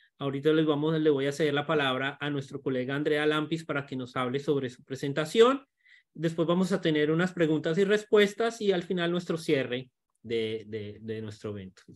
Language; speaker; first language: Spanish; native; Spanish